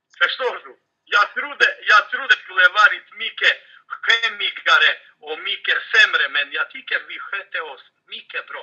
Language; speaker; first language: Swedish; non-native, fluent; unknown